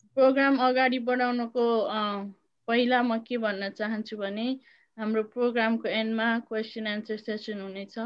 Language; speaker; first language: Nepali; native; Nepali